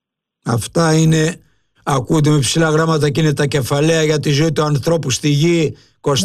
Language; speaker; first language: Greek; native; Greek